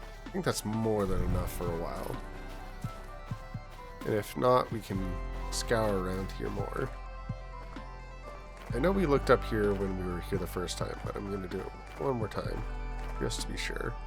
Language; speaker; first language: English; native; English